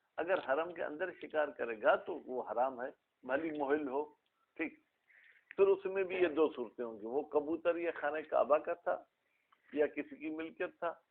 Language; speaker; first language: Urdu; non-native, local second language; Sindhi